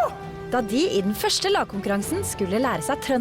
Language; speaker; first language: Norwegian; native; Norwegian